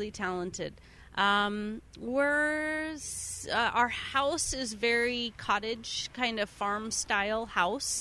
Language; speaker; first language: English; native; English